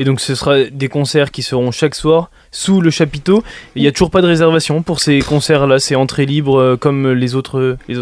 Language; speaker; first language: French; native; French